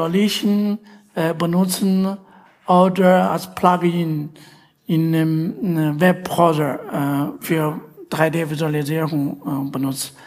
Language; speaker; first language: German; non-native, learner; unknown